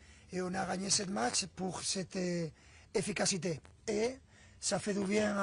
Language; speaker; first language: French; non-native, fluent; Spanish